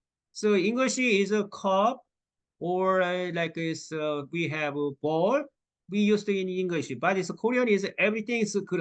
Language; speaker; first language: English; non-native, learner; Korean